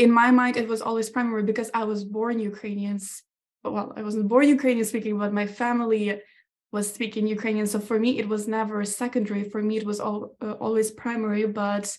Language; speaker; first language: English; non-native, fluent; Ukrainian